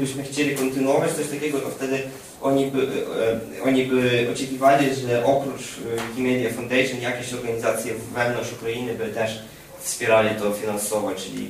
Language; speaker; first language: Polish; non-native, fluent; Ukrainian